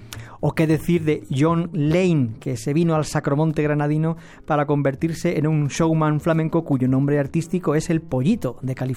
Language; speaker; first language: Spanish; native; Spanish